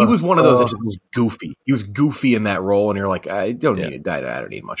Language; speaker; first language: English; native; English